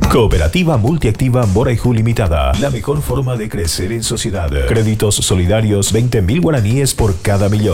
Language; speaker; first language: Spanish; native; Spanish